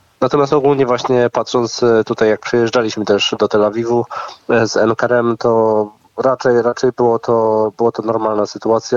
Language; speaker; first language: Polish; native; Polish